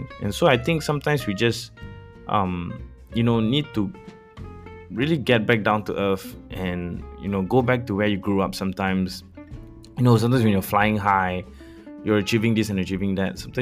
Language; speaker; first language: English; non-native, local second language; Malay